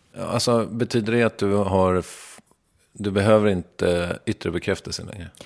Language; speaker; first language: Swedish; native; Swedish